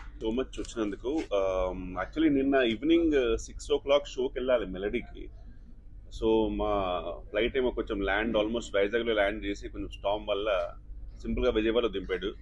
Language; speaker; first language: Telugu; native; Telugu